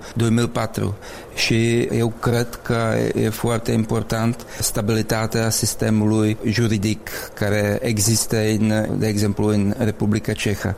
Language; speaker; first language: Romanian; non-native, learner; Czech